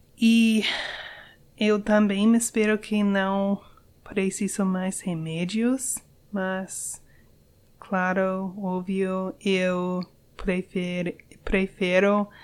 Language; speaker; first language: Portuguese; non-native, learner; English